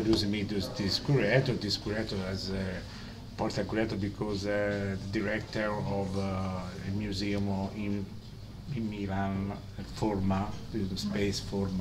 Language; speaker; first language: English; non-native, learner; Italian